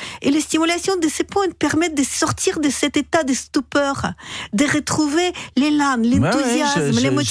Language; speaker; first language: French; non-native, fluent; Russian